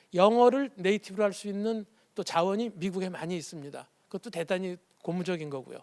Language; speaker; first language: Korean; native; Korean